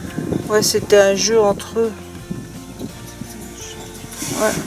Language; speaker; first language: French; native; French